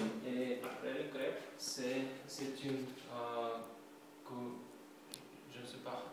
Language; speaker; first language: French; non-native, learner; Russian